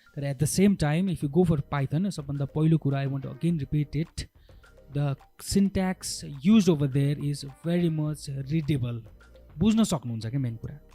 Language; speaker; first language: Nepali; native; Nepali